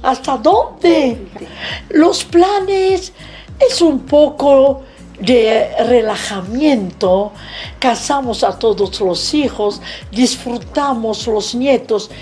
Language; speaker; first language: Spanish; non-native, fluent; Arabic